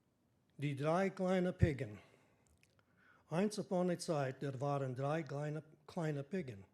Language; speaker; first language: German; early bilingual, heritage; English